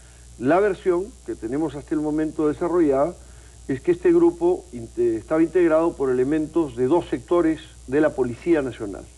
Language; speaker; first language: Spanish; native; Spanish